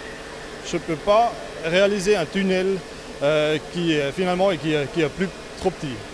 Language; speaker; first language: French; non-native, local second language; Italian